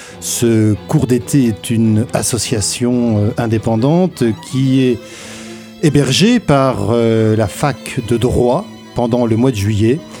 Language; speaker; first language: French; native; French